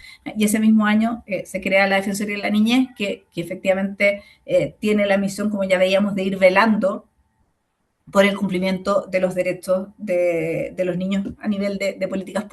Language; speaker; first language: Spanish; native; Spanish